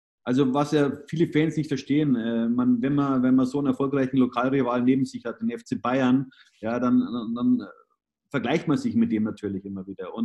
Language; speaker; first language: German; native; German